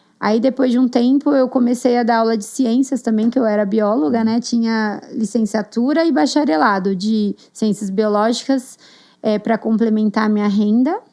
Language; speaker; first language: Portuguese; native; Portuguese